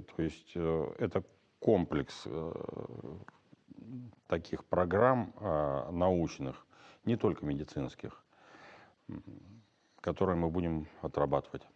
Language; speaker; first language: Russian; native; Russian